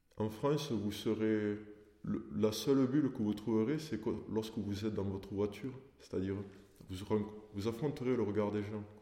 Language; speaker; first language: French; early bilingual, other home language; Portuguese